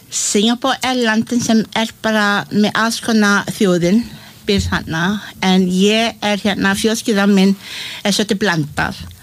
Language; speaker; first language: Icelandic; non-native, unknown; Malay